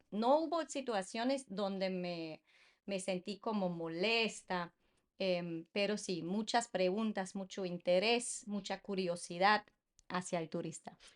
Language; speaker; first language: Spanish; non-native, fluent; German